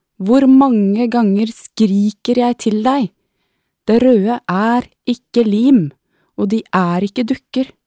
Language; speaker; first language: Norwegian; native; Norwegian